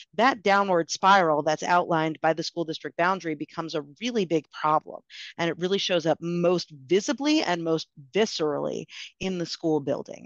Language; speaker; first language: English; native; English